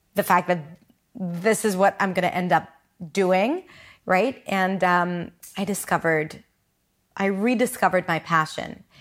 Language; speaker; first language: English; non-native, fluent; Hebrew